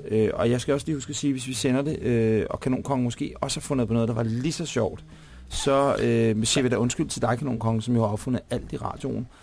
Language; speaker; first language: Danish; native; Danish